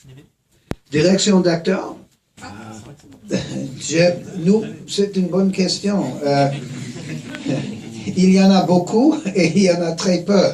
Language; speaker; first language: French; non-native, fluent; English